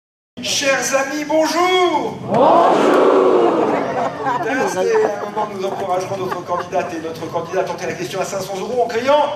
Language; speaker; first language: French; native; French